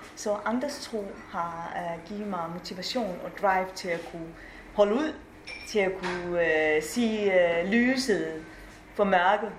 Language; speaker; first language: Danish; non-native, fluent; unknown